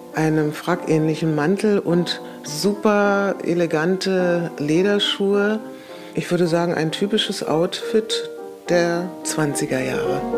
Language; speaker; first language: German; native; German